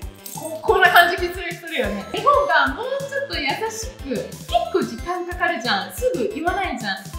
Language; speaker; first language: Japanese; non-native, fluent; Italian